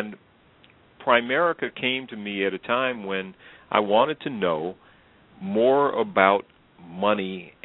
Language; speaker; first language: English; native; English